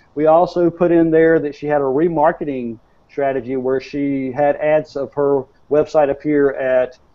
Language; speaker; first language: English; native; English